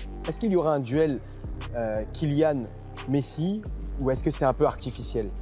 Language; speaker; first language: French; native; French